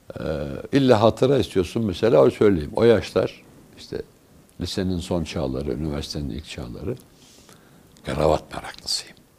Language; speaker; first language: Turkish; native; Turkish